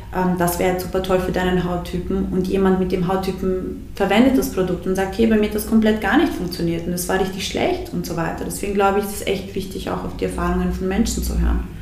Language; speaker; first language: German; early bilingual, other home language; Bosnian